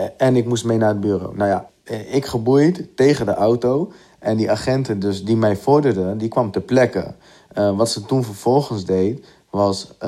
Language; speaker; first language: Dutch; early bilingual, other home language; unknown